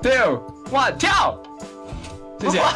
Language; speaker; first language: Chinese; native; Chinese